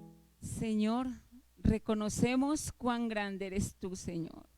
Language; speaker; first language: Spanish; native; Spanish